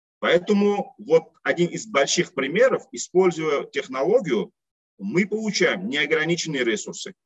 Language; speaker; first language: Russian; non-native, local second language; Uzbek